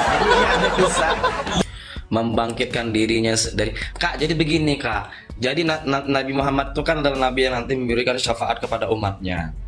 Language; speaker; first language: Indonesian; native; Indonesian